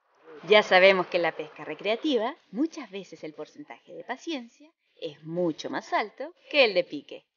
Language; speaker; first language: Spanish; native; Spanish